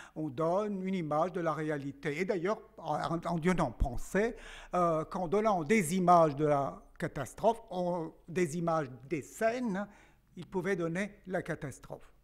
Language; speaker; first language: French; non-native, local second language; Armenian